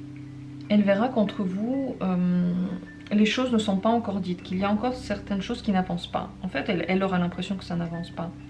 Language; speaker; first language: French; native; French